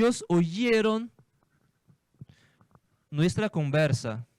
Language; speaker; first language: Spanish; non-native, fluent; Portuguese